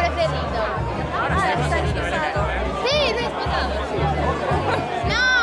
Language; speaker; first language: Italian; non-native, learner; Spanish